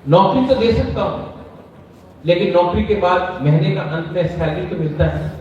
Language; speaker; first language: Hindi; non-native, local second language; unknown